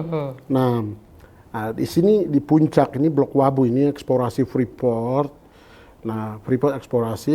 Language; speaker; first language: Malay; non-native, local second language; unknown